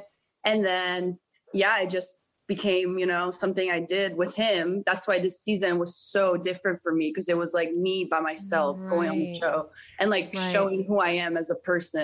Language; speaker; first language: English; early bilingual, other home language; Italian